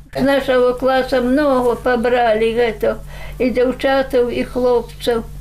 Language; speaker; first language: Belarusian; native; Belarusian